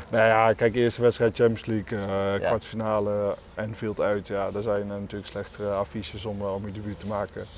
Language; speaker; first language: Dutch; native; Dutch